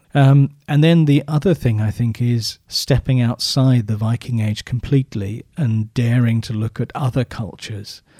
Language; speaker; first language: English; native; English